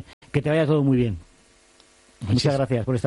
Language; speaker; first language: Spanish; native; Spanish